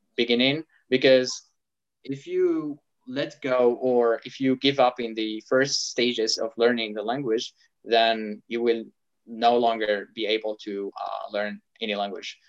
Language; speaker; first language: English; non-native, fluent; Arabic